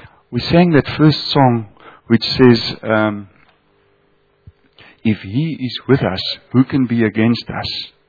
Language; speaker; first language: English; non-native, local second language; Afrikaans